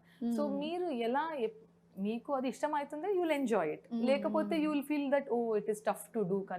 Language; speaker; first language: Telugu; non-native, local second language; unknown